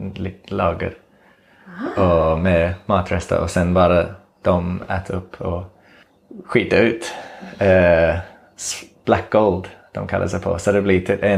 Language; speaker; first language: Swedish; non-native, fluent; English